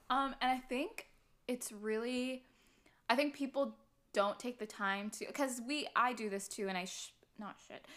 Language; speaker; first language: English; early bilingual, other home language; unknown